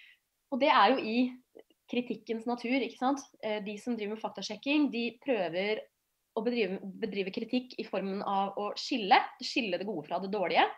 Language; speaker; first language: Norwegian; native; Norwegian